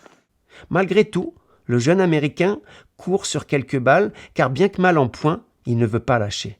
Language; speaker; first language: French; native; French